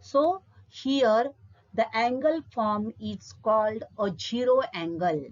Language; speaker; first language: English; non-native, local second language; Marathi